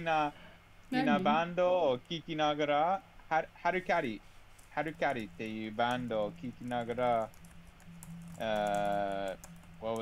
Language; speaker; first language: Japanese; non-native, learner; English